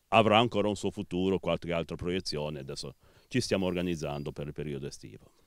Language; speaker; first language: Italian; native; Italian